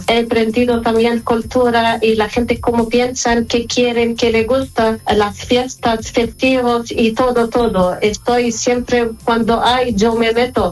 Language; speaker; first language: Spanish; non-native, learner; Arabic